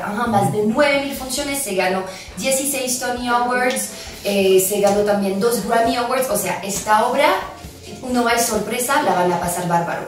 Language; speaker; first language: Spanish; non-native, fluent; French